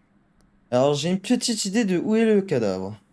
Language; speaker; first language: French; native; French